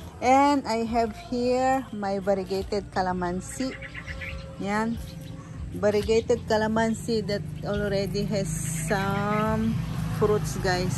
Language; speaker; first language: English; non-native, local second language; Filipino